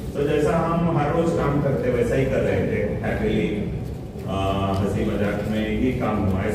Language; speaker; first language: Hindi; non-native, local second language; Marathi